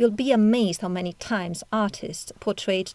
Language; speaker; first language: English; non-native, fluent; Italian